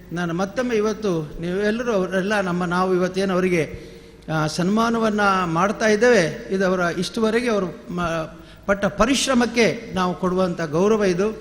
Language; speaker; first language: Kannada; non-native, local second language; Tulu